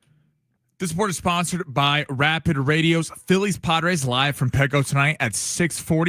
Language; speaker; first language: English; native; English